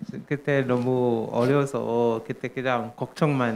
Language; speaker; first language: Korean; non-native, fluent; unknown